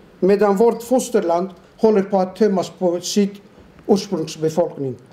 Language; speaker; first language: Swedish; non-native, fluent; Turoyo